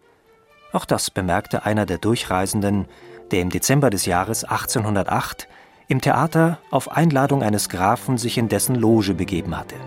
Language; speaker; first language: German; native; German